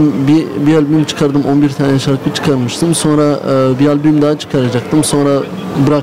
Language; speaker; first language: Turkish; early bilingual, heritage; Turkish